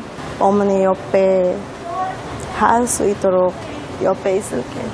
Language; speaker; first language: Korean; non-native, learner; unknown